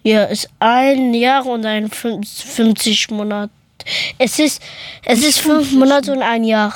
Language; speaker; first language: German; early bilingual, other home language; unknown